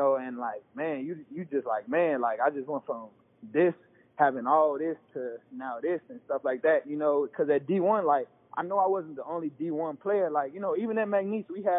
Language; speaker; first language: English; native; English